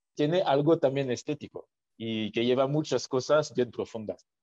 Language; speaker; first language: Spanish; non-native, fluent; French